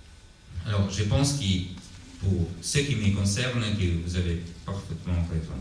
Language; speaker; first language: French; non-native, fluent; Italian